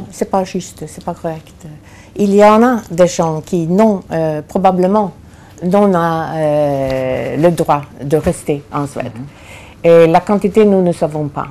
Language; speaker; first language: French; non-native, fluent; Swedish